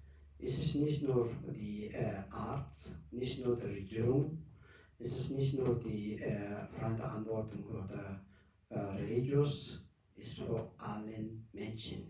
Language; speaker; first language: German; non-native, learner; Tibetan